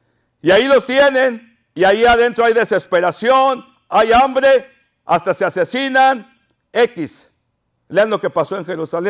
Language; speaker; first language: Spanish; native; Spanish